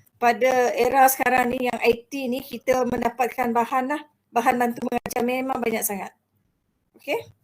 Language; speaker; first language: Malay; non-native, local second language; Iban